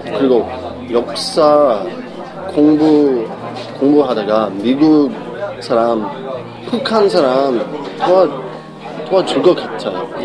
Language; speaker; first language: Korean; non-native, learner; English